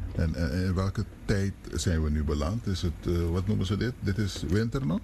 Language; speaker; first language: Dutch; non-native, local second language; Papiamento